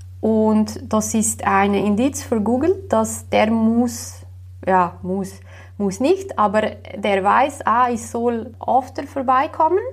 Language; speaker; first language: German; non-native, fluent; Slovenian